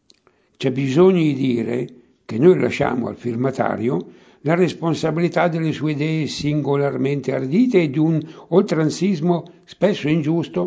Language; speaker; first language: Italian; native; Italian